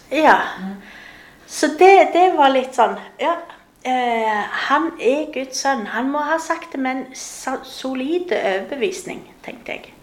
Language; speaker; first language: Norwegian; native; Norwegian